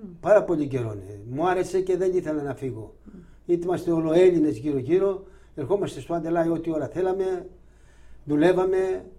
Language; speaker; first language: Greek; non-native, local second language; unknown